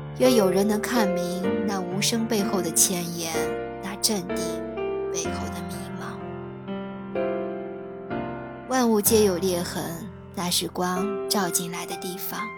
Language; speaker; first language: Chinese; native; Chinese